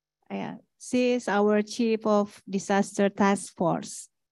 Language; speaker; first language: English; non-native, fluent; Indonesian